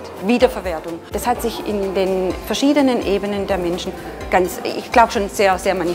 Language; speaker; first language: German; native; German